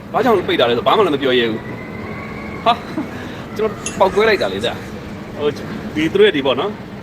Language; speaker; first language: Burmese; native; Burmese